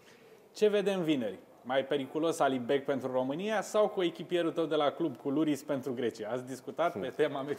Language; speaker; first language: Romanian; native; Romanian